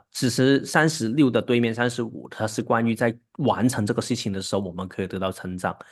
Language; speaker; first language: Chinese; non-native, local second language; Cantonese